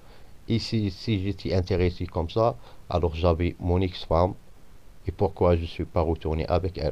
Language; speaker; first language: French; non-native, fluent; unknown